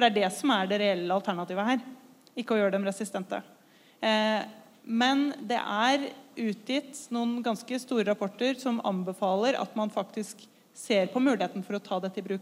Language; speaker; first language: Norwegian; native; Norwegian